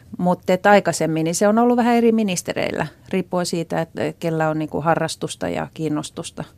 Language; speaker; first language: Finnish; native; Finnish